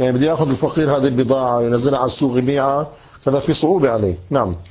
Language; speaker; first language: Arabic; native; Arabic